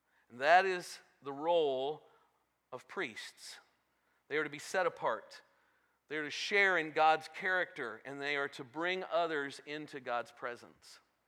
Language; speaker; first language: English; native; English